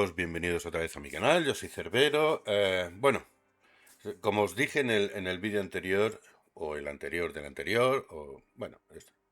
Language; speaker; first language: Spanish; native; Spanish